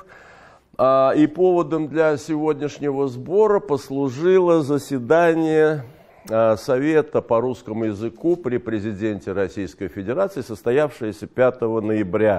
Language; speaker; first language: Russian; native; Russian